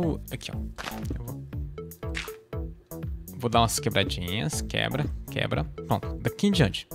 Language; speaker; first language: Portuguese; native; Portuguese